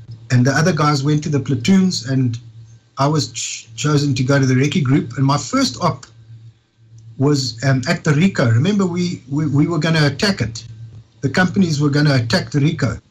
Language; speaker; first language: English; native; English